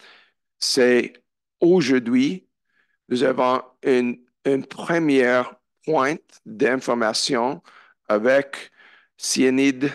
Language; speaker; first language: French; non-native, learner; English